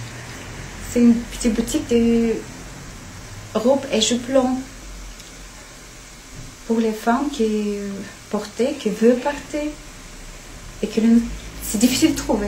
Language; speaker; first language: French; non-native, fluent; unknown